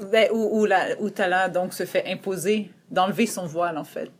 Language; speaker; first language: French; native; French